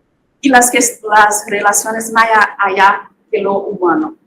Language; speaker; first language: Spanish; non-native, fluent; Portuguese